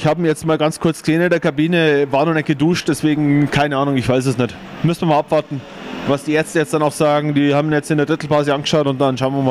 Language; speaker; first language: German; native; German